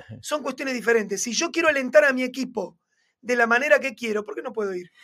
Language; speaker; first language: Spanish; native; Spanish